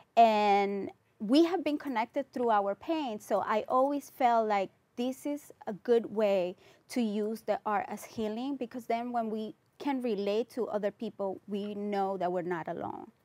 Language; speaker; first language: English; non-native, fluent; Spanish